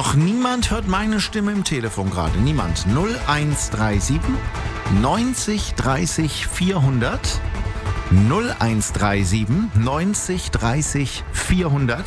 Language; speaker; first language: German; native; German